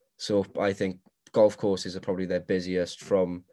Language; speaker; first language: English; native; English